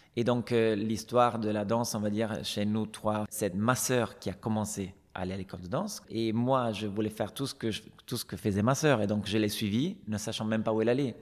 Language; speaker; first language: French; non-native, fluent; Italian